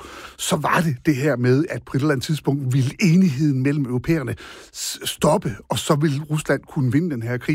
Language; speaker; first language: Danish; native; Danish